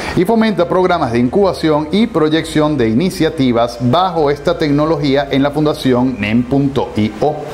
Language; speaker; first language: Spanish; native; Spanish